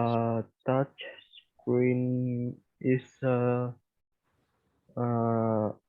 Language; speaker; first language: English; non-native, learner; Vietnamese